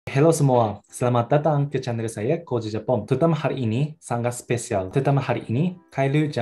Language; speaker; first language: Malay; non-native, learner; Japanese